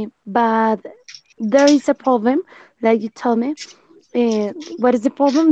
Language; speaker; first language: English; non-native, learner; Spanish